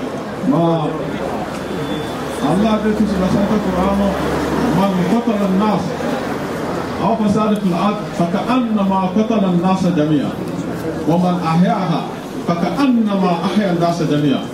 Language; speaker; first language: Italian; non-native, learner; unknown